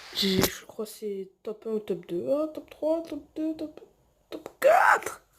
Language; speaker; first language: French; native; French